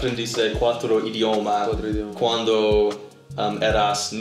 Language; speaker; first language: Spanish; non-native, learner; English